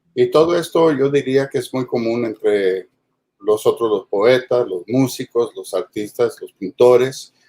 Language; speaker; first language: Spanish; early bilingual, heritage; Spanish